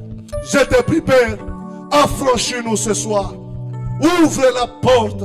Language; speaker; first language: French; non-native, local second language; Swahili